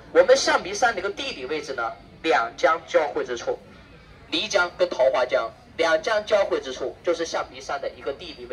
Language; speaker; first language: Chinese; native; Chinese